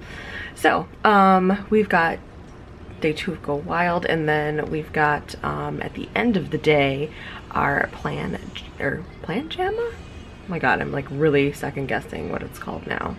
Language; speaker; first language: English; native; English